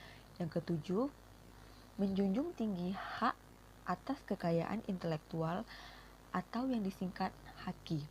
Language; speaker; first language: Indonesian; native; Indonesian